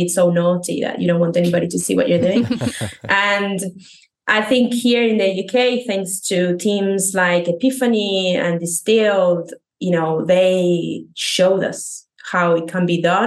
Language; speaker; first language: English; non-native, fluent; Spanish